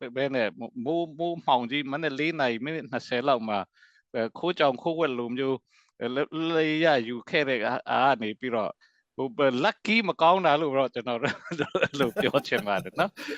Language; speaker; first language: Burmese; non-native, local second language; Mizo